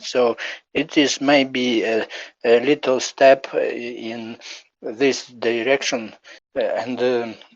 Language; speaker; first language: English; non-native, learner; Ukrainian